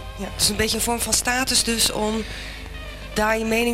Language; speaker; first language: Dutch; native; Dutch